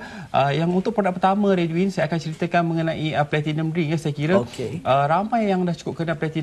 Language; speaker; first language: Malay; native; Malay